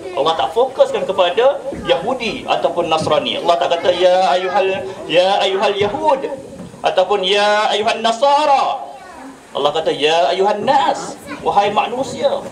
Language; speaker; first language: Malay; native; Malay